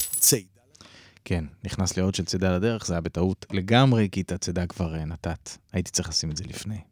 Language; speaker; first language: Hebrew; native; Hebrew